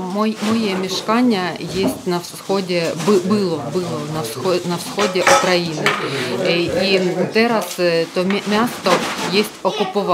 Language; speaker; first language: Polish; non-native, learner; Ukrainian